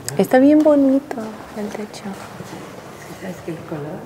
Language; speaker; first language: Spanish; non-native, fluent; English